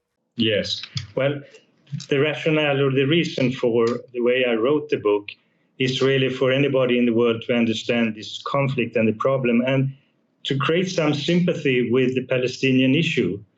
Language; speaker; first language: English; non-native, fluent; Swedish